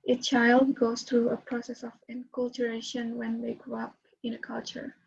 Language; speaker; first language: English; non-native, fluent; Indonesian